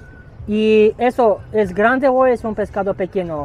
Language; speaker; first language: Spanish; non-native, learner; Romanian